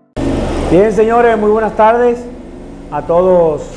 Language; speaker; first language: Spanish; native; Spanish